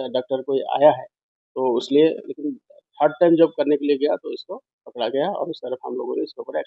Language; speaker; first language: Hindi; non-native, local second language; Assamese